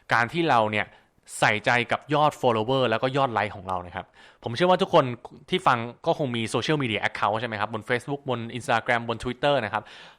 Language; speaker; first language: Thai; native; Thai